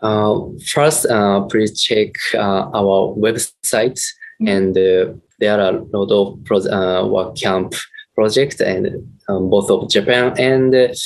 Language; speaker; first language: English; non-native, learner; Japanese